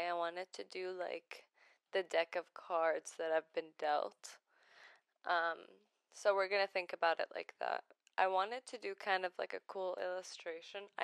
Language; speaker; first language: English; non-native, fluent; Arabic